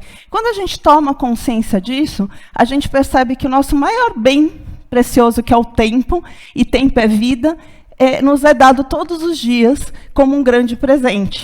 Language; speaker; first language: Portuguese; native; Portuguese